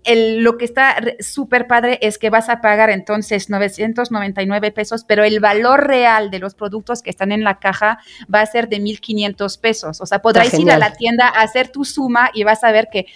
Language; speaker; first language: Spanish; native; Spanish